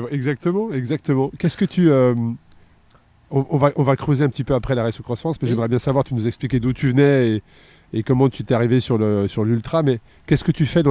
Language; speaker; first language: French; native; French